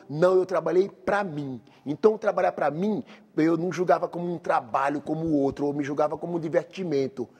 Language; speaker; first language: Portuguese; native; Portuguese